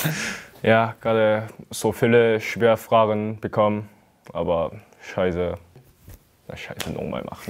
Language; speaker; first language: German; non-native, learner; Korean